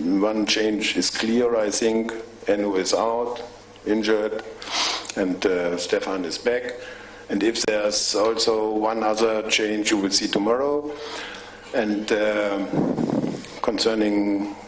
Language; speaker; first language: English; non-native, fluent; German